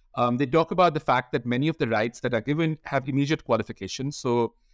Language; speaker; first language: English; non-native, local second language; Hindi